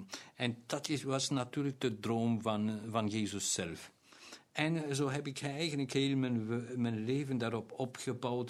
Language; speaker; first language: Dutch; non-native, local second language; German